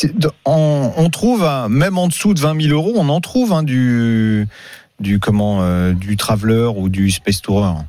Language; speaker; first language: French; native; French